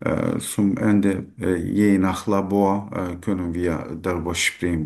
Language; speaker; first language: German; non-native, learner; Turkish